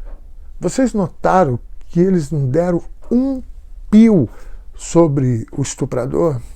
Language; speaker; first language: Portuguese; native; Portuguese